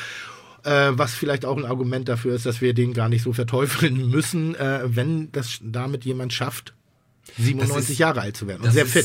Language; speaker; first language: German; native; German